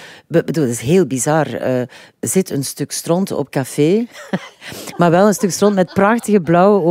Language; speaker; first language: Dutch; native; Dutch